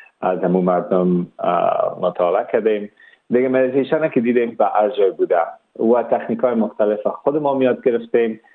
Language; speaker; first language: Persian; early bilingual, heritage; Persian